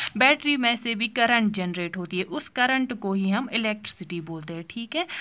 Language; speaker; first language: Hindi; non-native, local second language; Kashmiri